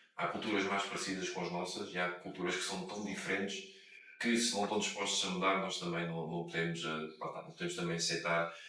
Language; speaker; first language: Portuguese; native; Portuguese